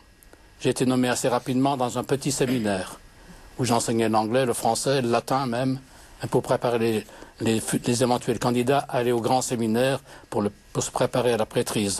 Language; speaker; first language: French; native; French